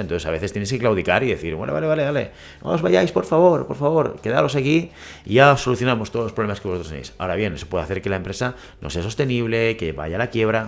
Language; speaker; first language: Spanish; native; Spanish